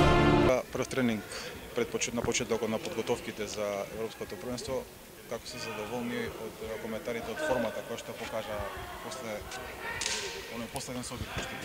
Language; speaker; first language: Macedonian; native; Macedonian